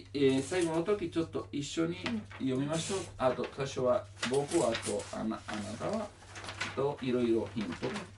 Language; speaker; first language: Japanese; non-native, learner; Italian